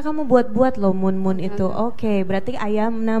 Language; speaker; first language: Indonesian; native; Indonesian